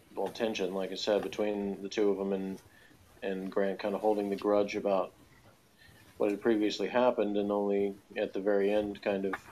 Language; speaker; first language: English; native; English